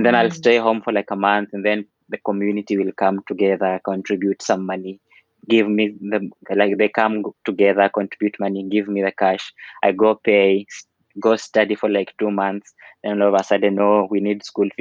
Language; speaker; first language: English; non-native, local second language; Luyia